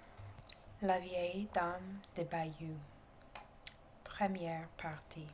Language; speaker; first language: French; non-native, learner; English